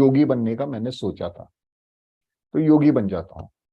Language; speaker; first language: Hindi; native; Hindi